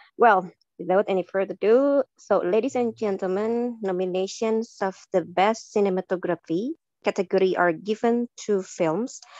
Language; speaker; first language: English; non-native, fluent; Indonesian